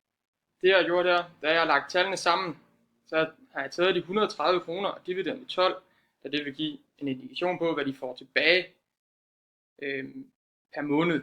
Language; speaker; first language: Danish; native; Danish